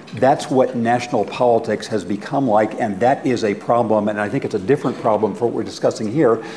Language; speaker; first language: English; native; English